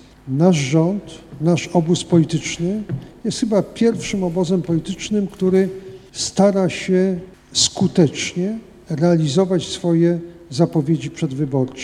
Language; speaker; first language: Polish; native; Polish